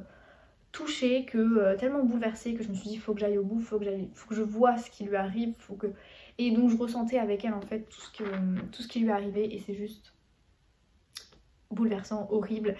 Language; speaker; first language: French; native; French